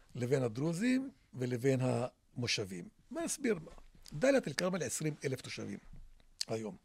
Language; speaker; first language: Hebrew; non-native, local second language; Arabic